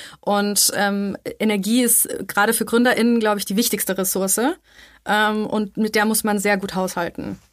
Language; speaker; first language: German; native; German